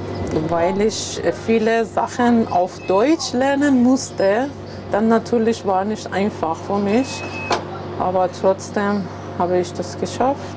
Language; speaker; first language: German; non-native, learner; Persian